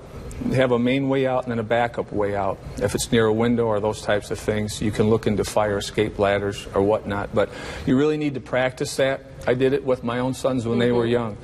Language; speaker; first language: English; native; English